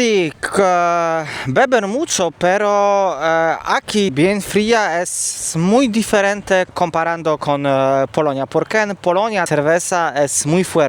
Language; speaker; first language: Spanish; non-native, learner; Polish